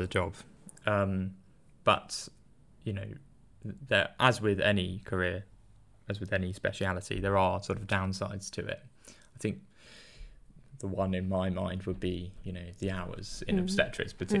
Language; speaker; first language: English; native; English